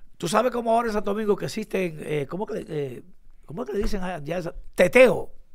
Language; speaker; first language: Spanish; native; Spanish